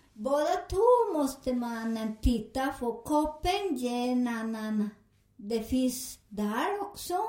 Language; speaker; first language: Swedish; non-native, learner; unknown